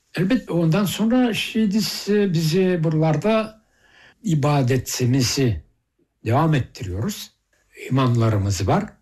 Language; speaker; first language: Turkish; early bilingual, heritage; Turkish